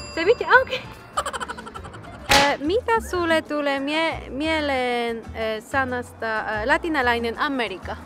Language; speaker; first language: Finnish; non-native, fluent; Spanish